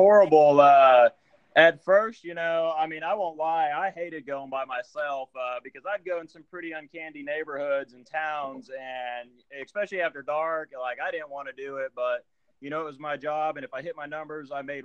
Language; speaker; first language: English; native; English